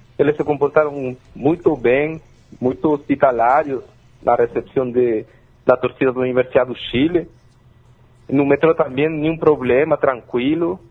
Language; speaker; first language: Portuguese; non-native, fluent; Spanish